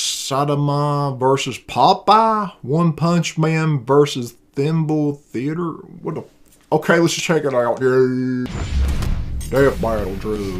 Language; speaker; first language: English; native; English